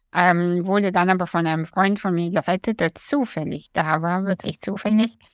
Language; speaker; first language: German; early bilingual, other home language; Russian